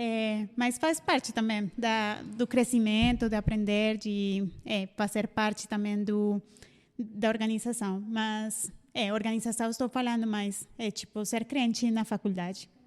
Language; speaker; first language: Portuguese; non-native, fluent; Spanish